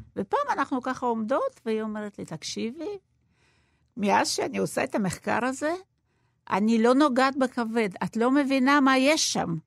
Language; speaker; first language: Hebrew; non-native, fluent; Russian